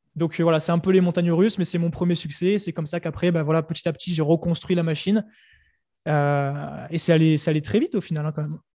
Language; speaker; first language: French; native; French